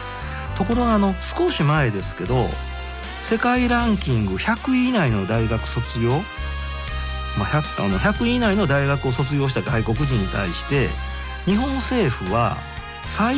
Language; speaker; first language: Japanese; native; Japanese